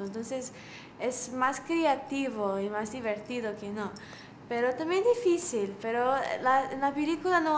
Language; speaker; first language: Spanish; non-native, fluent; English